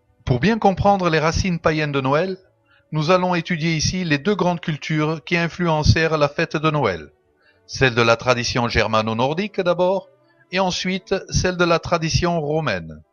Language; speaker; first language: French; native; French